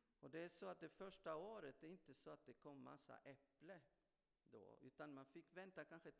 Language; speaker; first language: Swedish; non-native, fluent; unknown